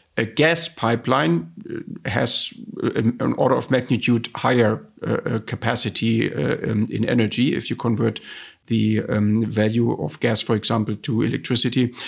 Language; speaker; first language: English; non-native, fluent; German